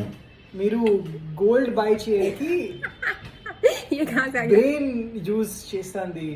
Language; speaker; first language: Telugu; non-native, learner; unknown